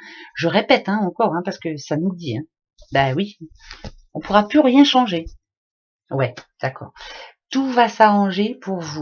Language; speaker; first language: French; native; French